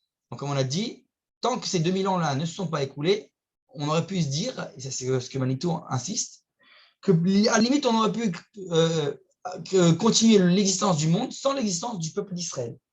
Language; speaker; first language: French; native; French